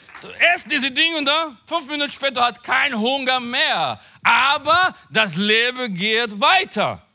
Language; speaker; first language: German; non-native, learner; Portuguese